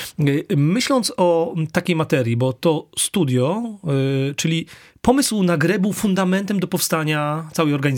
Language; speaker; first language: Polish; native; Polish